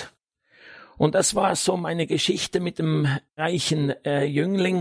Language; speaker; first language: German; native; German